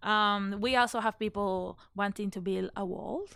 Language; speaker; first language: English; non-native, fluent; Spanish